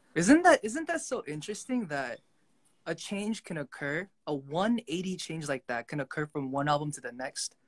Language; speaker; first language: English; early bilingual, other home language; Korean